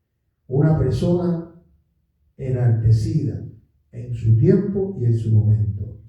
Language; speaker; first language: Spanish; native; Spanish